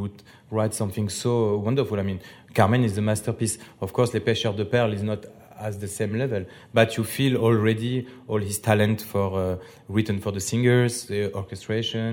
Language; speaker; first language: English; non-native, fluent; French